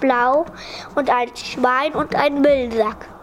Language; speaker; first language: German; early bilingual, other home language; Polish